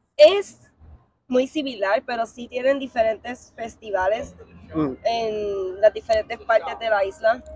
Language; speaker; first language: Spanish; native; Spanish